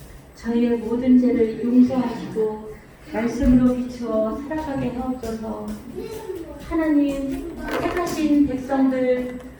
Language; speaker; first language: Korean; native; Korean